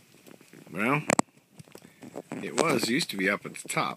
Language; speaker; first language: English; native; English